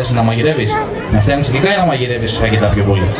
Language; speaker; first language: Greek; native; Greek